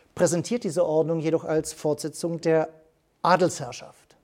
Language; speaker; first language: German; native; German